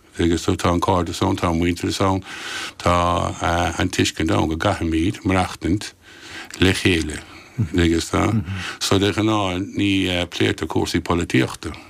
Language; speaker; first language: Irish; non-native, local second language; English